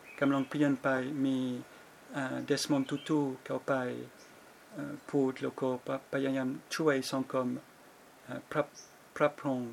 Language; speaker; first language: Thai; non-native, fluent; French